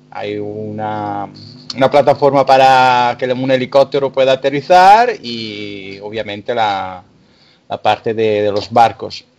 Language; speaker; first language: Spanish; non-native, fluent; Italian